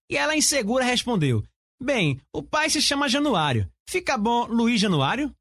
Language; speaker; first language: Portuguese; native; Portuguese